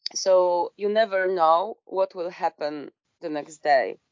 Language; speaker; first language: English; non-native, fluent; Polish